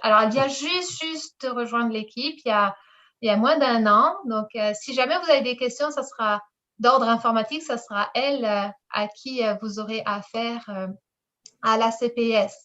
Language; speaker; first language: French; native; French